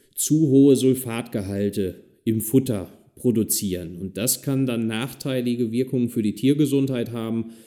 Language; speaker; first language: German; native; German